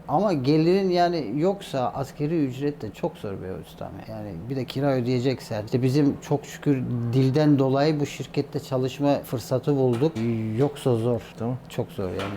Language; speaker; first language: Turkish; early bilingual, heritage; Turkish